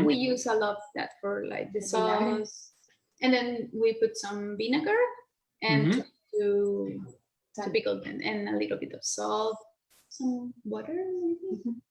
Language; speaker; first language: English; non-native, learner; Spanish